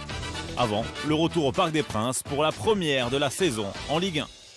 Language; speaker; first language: French; native; French